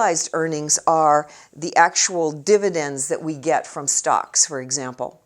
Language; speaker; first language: English; native; English